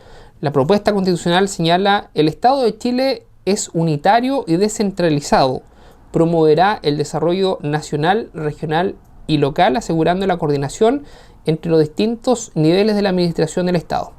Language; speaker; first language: Spanish; native; Spanish